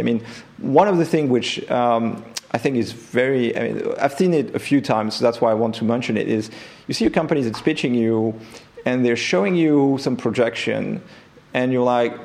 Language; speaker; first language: English; non-native, fluent; French